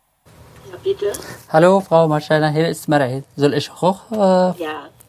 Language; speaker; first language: German; non-native, learner; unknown